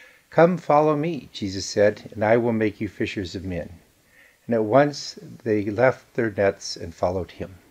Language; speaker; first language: English; native; English